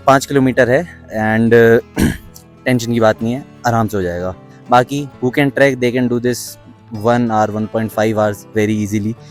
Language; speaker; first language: Hindi; native; Hindi